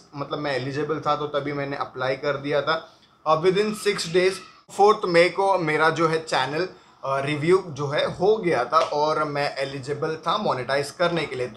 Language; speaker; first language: Hindi; non-native, local second language; Marathi